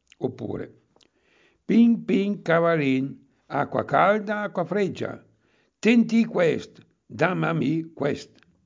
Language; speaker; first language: Italian; native; Italian